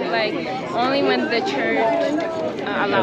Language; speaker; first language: English; non-native, learner; Portuguese